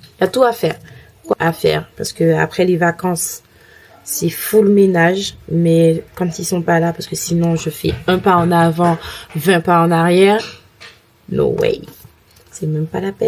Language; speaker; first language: French; native; French